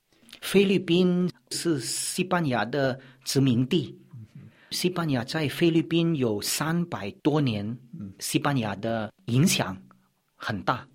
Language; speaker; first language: Chinese; early bilingual, heritage; Chinese